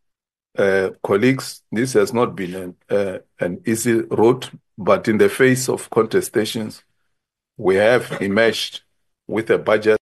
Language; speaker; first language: English; non-native, local second language; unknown